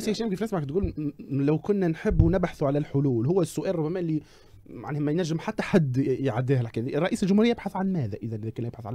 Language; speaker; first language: Arabic; native; Arabic